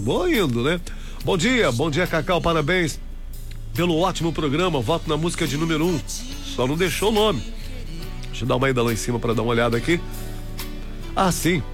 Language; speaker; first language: Portuguese; native; Portuguese